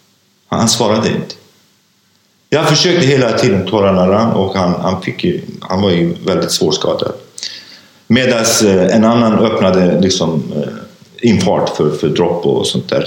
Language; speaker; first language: Swedish; non-native, fluent; Kurdish